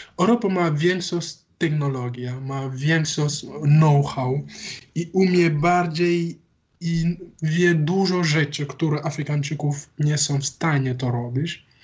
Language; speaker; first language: Polish; non-native, learner; Wolof